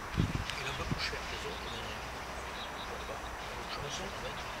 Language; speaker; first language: French; native; French